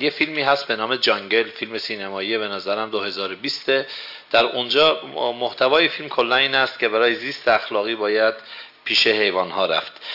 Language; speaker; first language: Persian; native; Persian